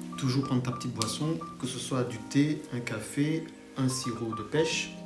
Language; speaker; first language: French; non-native, fluent; English